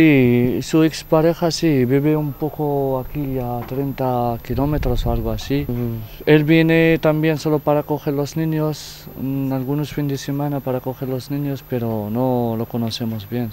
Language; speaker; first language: Spanish; non-native, fluent; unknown